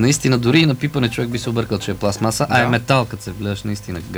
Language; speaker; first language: Bulgarian; native; Bulgarian